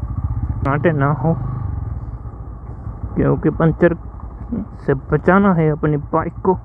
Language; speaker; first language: Hindi; non-native, local second language; Gujarati